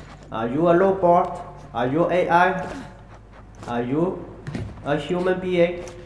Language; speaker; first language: English; non-native, learner; Chinese